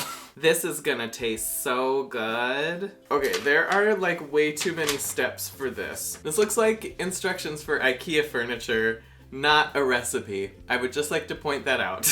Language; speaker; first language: English; native; English